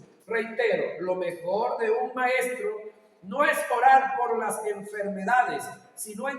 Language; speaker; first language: Spanish; native; Spanish